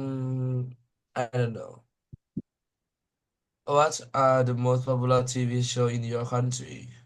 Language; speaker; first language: English; non-native, learner; Thai